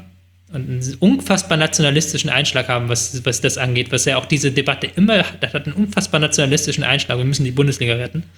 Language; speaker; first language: German; native; German